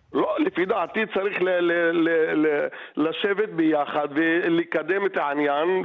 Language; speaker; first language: Hebrew; non-native, local second language; Arabic